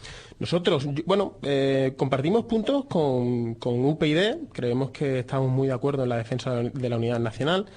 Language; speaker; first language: Spanish; native; Spanish